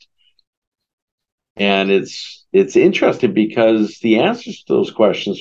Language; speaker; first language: English; native; English